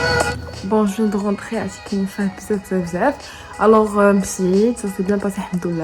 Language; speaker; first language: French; non-native, local second language; Arabic